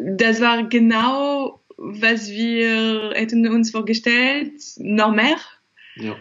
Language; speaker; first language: German; non-native, fluent; French